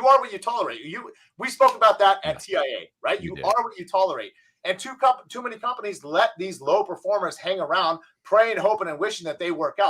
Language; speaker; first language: English; native; English